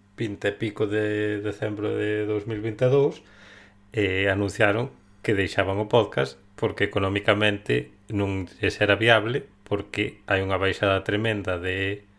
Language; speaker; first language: Galician; non-native, local second language; Spanish